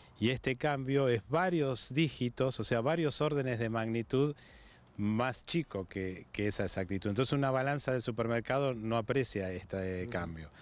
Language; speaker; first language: Spanish; native; Spanish